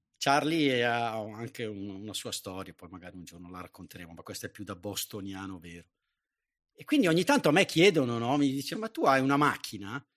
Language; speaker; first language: Italian; native; Italian